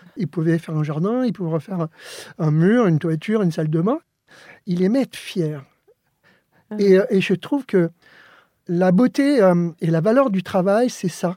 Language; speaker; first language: French; early bilingual, other home language; Spanish